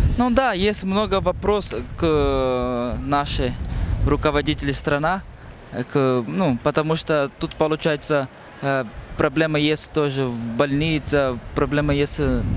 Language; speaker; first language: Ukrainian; non-native, learner; Portuguese